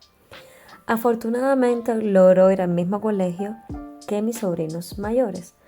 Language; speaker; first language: Spanish; native; Spanish